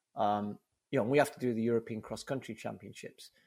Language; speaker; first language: English; native; English